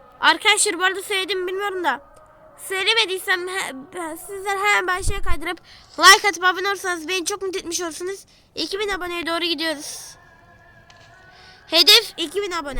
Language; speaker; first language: Turkish; native; Turkish